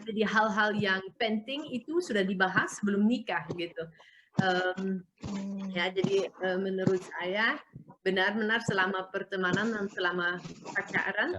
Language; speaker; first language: Indonesian; non-native, fluent; Dutch